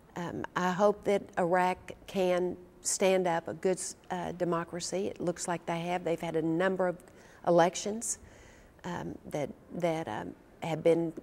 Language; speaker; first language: English; native; English